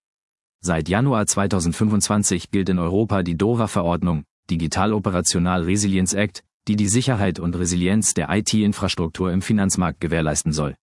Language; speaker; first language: German; native; German